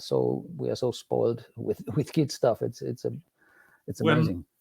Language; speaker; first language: English; non-native, fluent; Finnish